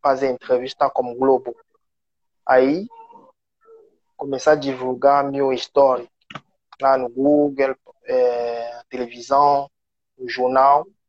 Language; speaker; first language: Portuguese; non-native, learner; French